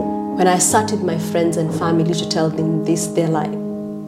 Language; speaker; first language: English; non-native, local second language; Kikuyu